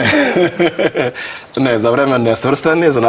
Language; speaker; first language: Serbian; non-native, learner; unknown